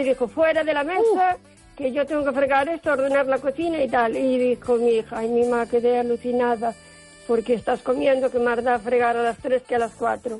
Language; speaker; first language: Spanish; native; Spanish